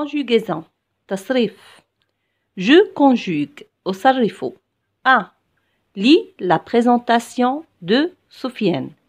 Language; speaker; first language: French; non-native, local second language; Arabic